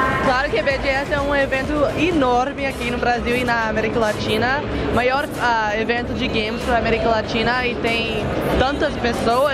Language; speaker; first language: Portuguese; non-native, fluent; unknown